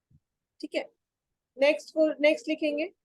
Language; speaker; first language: Hindi; native; Hindi